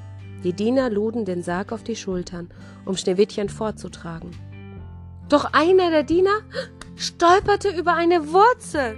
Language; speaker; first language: German; native; German